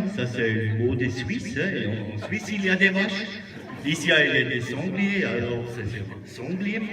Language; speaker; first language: French; non-native, learner; German